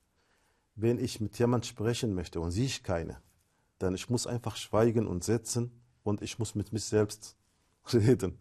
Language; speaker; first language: German; non-native, fluent; Arabic